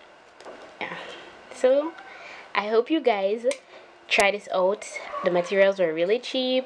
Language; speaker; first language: English; native; English